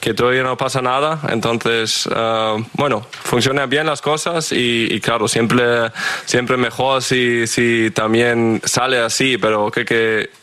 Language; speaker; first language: Spanish; non-native, fluent; German